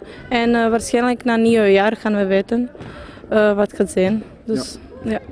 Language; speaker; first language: Dutch; non-native, fluent; Serbian